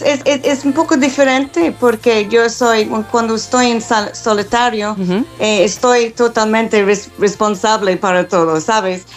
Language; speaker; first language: Spanish; non-native, learner; English